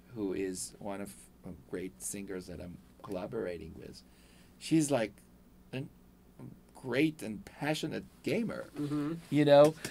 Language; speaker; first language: English; non-native, fluent; Hebrew